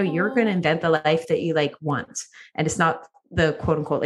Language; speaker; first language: English; native; English